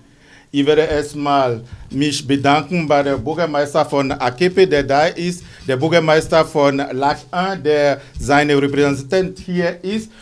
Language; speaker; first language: German; non-native, fluent; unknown